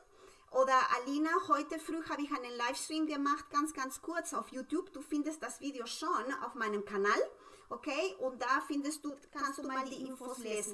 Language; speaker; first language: German; non-native, fluent; Spanish